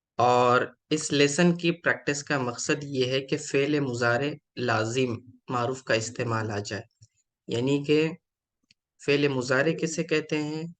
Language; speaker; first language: Urdu; native; Urdu